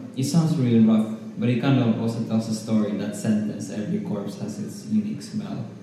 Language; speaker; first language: English; non-native, fluent; Finnish